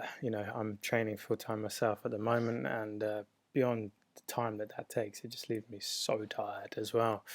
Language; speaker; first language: English; native; English